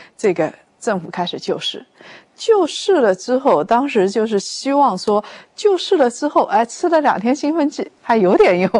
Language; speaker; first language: Chinese; native; Chinese